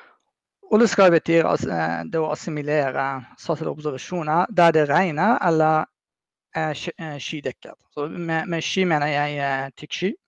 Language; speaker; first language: Norwegian; non-native, fluent; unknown